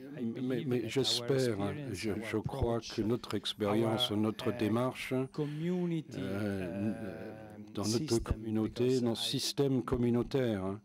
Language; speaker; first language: French; non-native, fluent; Italian